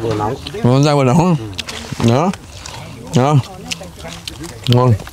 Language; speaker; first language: Vietnamese; native; Vietnamese